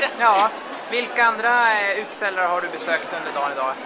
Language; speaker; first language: Swedish; native; Swedish